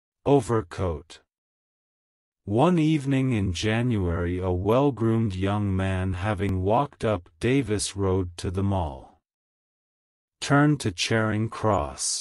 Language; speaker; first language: English; non-native, local second language; Urdu